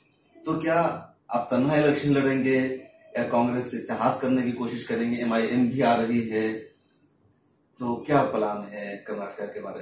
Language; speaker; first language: Hindi; native; Hindi